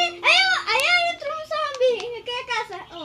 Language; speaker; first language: Spanish; native; Spanish